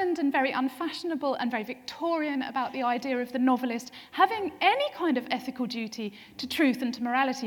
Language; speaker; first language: English; native; English